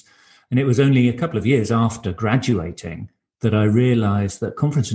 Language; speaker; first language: English; native; English